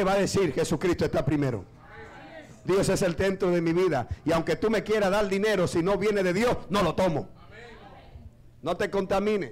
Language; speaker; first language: Spanish; native; Spanish